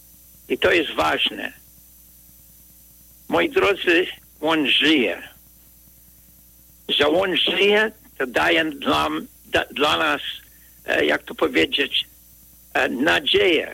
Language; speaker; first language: Polish; early bilingual, heritage; Polish